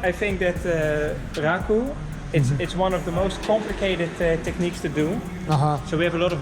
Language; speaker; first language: English; non-native, fluent; Dutch